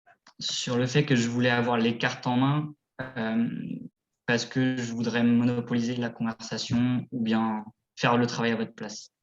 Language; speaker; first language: French; native; French